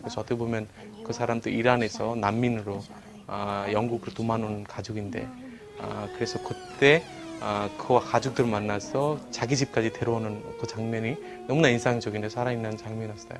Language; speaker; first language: Korean; non-native, fluent; Bangla